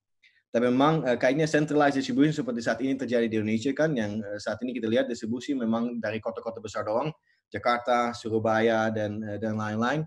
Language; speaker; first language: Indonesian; non-native, fluent; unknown